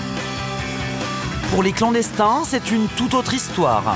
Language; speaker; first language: French; native; French